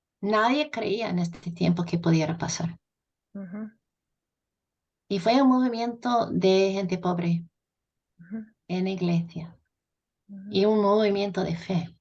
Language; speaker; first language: Spanish; non-native, fluent; English